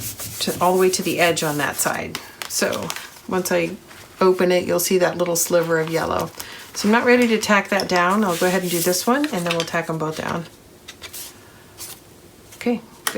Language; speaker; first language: English; native; English